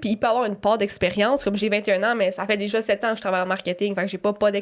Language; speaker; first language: French; native; French